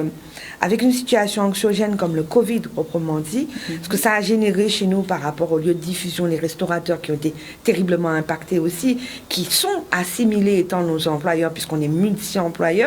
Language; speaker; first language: French; native; French